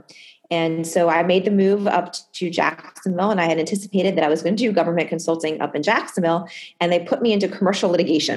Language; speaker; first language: English; native; English